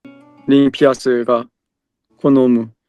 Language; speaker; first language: Japanese; non-native, learner; Korean